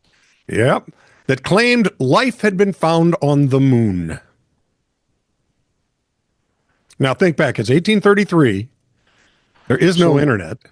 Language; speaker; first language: English; native; English